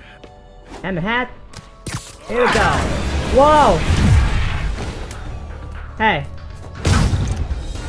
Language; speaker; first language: English; non-native, learner; Indonesian